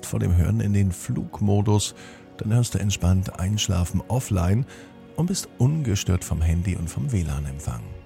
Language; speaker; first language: German; native; German